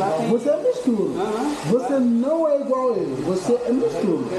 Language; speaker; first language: Portuguese; non-native, fluent; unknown